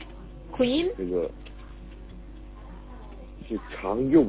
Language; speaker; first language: Chinese; non-native, learner; Korean